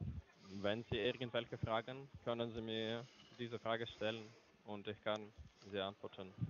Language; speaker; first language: German; non-native, learner; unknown